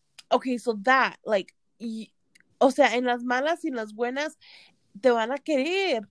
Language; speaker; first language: Spanish; early bilingual, heritage; Spanish